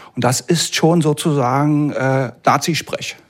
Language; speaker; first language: German; native; German